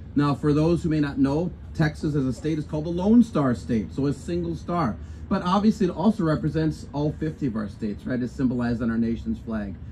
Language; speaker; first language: English; native; English